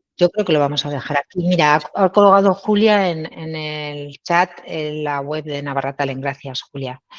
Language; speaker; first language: Spanish; native; Spanish